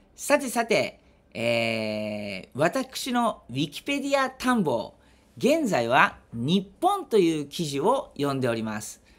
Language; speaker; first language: Japanese; native; Japanese